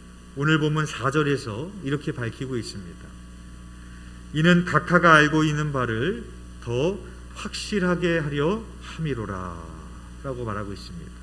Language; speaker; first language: Korean; native; Korean